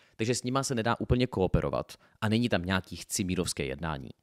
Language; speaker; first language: Czech; non-native, fluent; Russian